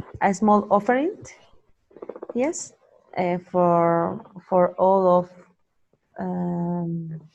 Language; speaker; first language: English; non-native, learner; Spanish